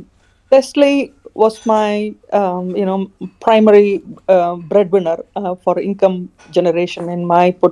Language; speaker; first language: English; non-native, fluent; Khmer